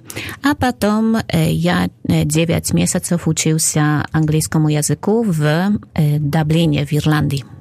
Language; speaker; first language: Russian; non-native, fluent; Polish